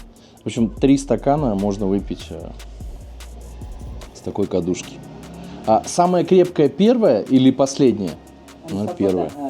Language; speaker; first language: Russian; native; Russian